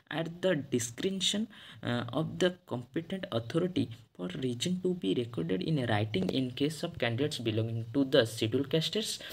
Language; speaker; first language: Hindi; non-native, local second language; Odia